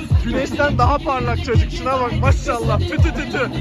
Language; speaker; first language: Turkish; native; Turkish